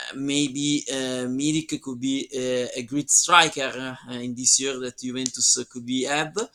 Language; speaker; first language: English; non-native, learner; Italian